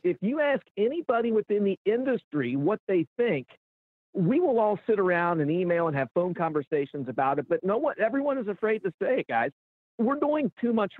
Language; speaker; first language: English; native; English